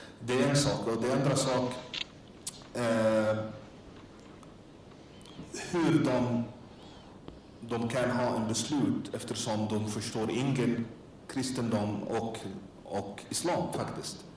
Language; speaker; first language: Swedish; non-native, learner; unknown